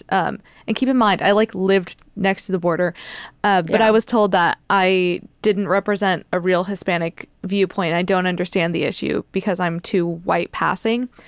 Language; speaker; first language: English; native; English